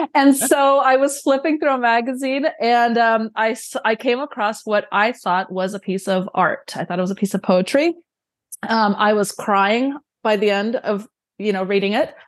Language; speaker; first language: English; early bilingual, other home language; Romanian